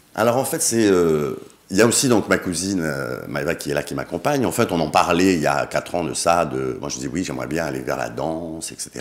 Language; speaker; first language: French; native; French